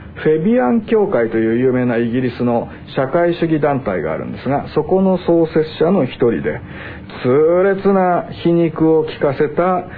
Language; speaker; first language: Japanese; native; Japanese